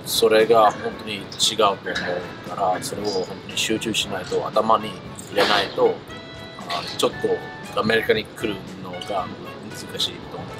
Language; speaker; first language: Japanese; early bilingual, heritage; English